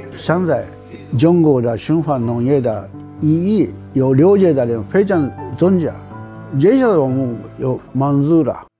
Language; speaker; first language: Chinese; non-native, learner; Japanese